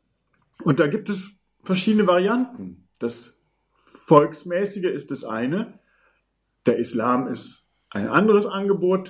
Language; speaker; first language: German; native; German